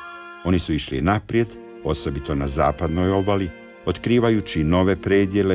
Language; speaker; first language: Croatian; native; Croatian